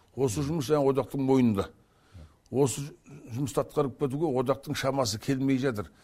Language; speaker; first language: Kazakh; native; Kazakh